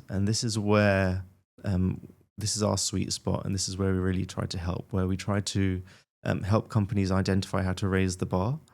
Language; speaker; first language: English; native; English